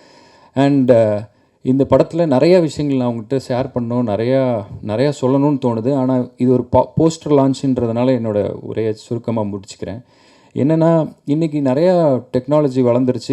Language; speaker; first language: Tamil; native; Tamil